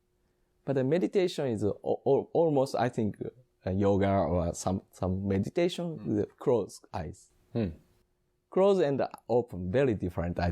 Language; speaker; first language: English; non-native, learner; Japanese